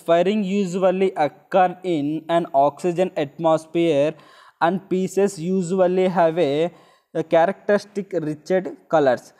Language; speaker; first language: English; non-native, local second language; Telugu